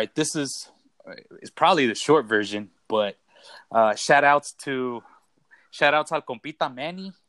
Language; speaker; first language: English; early bilingual, other home language; Spanish